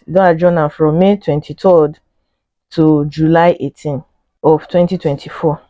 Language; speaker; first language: Nigerian Pidgin; native; Nigerian Pidgin